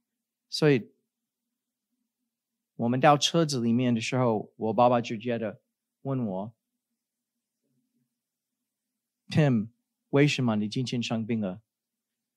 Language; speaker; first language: Chinese; non-native, fluent; English